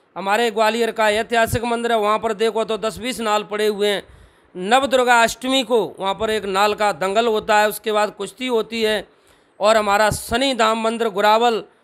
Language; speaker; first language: Hindi; native; Hindi